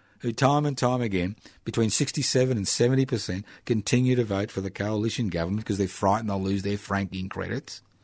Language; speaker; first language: English; early bilingual, other home language; Italian